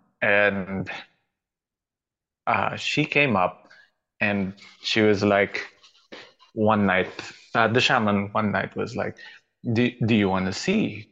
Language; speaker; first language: English; non-native, local second language; Filipino